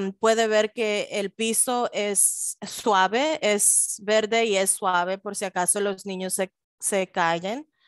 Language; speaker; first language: Spanish; early bilingual, heritage; Spanish